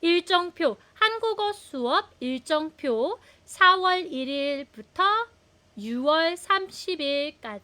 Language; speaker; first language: Korean; non-native, fluent; Filipino